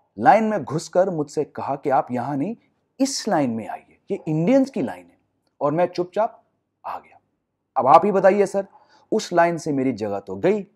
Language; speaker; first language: Hindi; non-native, local second language; English